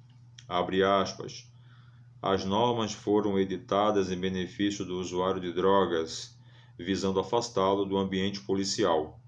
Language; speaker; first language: Portuguese; native; Portuguese